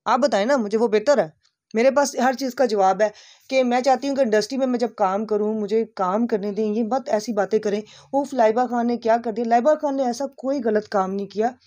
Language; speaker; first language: Urdu; native; Urdu